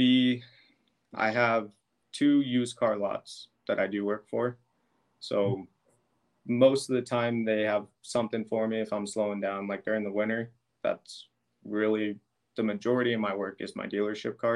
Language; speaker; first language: English; native; English